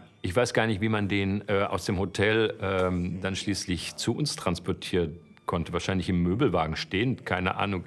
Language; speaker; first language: German; native; German